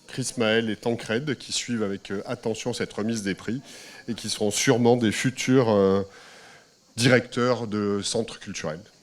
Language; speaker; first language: French; native; French